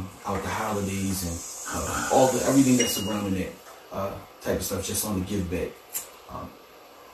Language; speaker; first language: English; native; English